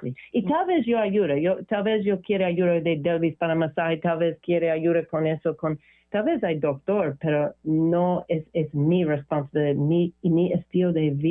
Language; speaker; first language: Spanish; non-native, learner; English